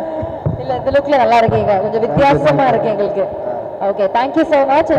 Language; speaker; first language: Tamil; native; Tamil